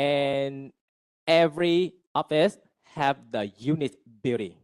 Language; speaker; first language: English; non-native, fluent; Vietnamese